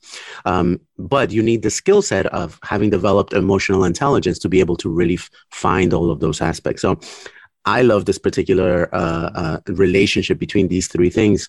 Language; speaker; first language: English; early bilingual, other home language; Spanish